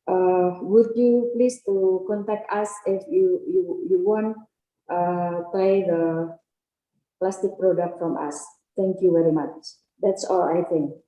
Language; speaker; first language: English; non-native, learner; Indonesian